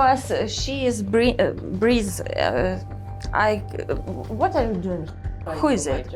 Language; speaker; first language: English; non-native, learner; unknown